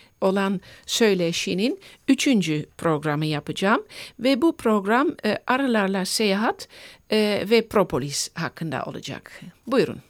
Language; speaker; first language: Turkish; non-native, fluent; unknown